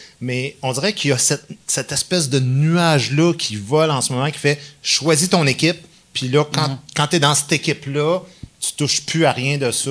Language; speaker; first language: French; native; French